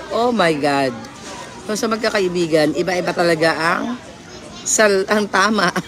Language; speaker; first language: Filipino; non-native, local second language; Cebuano